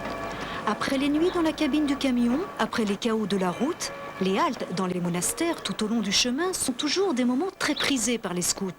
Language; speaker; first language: French; native; French